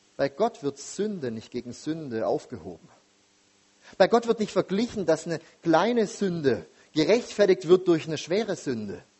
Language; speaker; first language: German; native; German